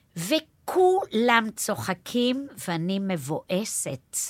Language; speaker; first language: Hebrew; native; Hebrew